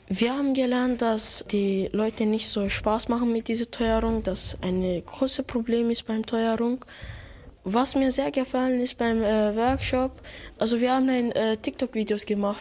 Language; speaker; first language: German; early bilingual, other home language; Turkish